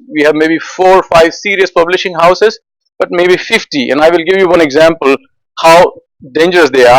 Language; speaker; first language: English; non-native, fluent; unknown